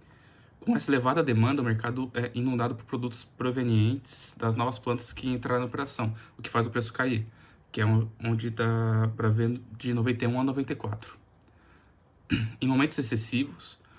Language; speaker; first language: Portuguese; native; Portuguese